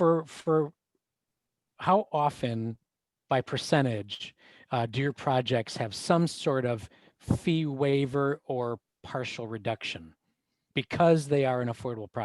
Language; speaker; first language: English; native; English